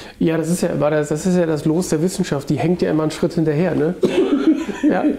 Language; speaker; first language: German; native; German